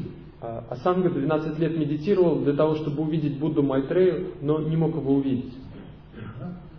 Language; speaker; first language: Russian; native; Russian